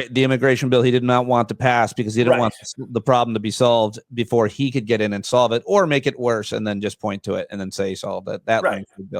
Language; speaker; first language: English; native; English